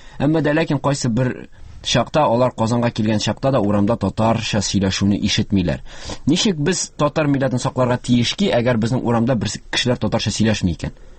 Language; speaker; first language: Tatar; native; Tatar